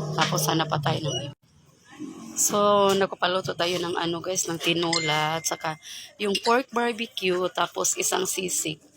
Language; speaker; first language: Filipino; non-native, local second language; Cebuano